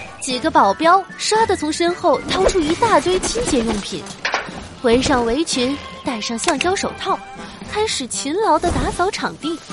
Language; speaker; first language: Chinese; native; Chinese